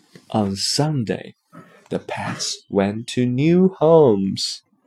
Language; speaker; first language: English; non-native, fluent; Chinese